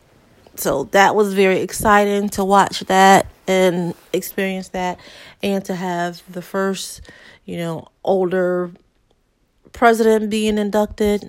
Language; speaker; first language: English; native; English